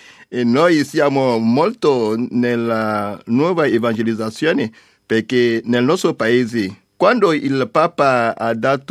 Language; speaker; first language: Italian; non-native, learner; French